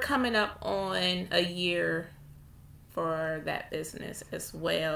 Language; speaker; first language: English; native; English